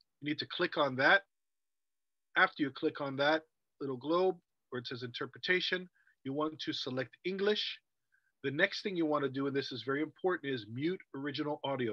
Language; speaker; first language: English; native; English